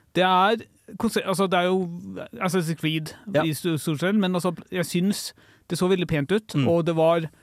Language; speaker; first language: Norwegian; native; Norwegian